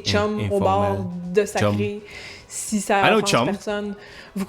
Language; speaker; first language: French; native; French